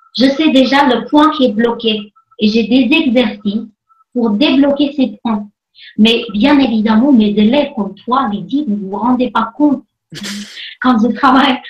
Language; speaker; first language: French; non-native, fluent; Armenian